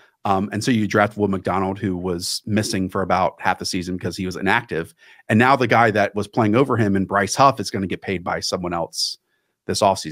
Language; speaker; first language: English; native; English